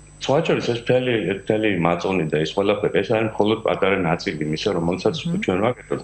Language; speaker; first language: Georgian; native; Georgian